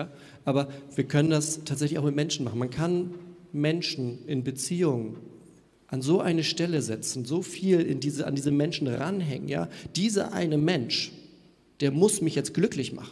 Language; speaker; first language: German; native; German